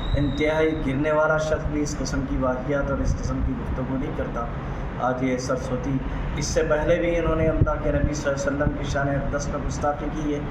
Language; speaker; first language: Urdu; native; Urdu